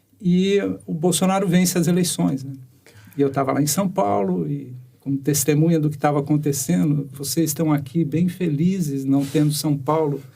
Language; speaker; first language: Portuguese; native; Portuguese